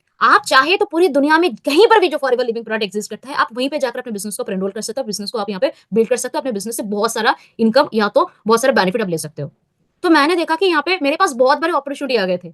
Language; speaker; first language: Hindi; non-native, local second language; Bangla